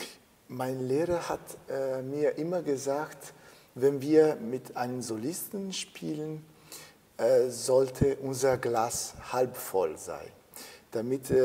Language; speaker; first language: German; non-native, fluent; Italian